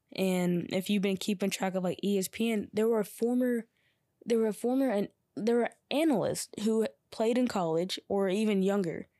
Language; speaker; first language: English; native; English